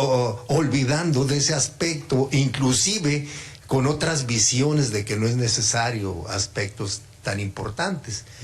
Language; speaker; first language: Spanish; native; Spanish